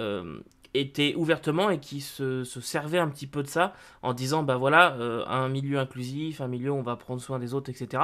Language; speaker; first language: French; native; French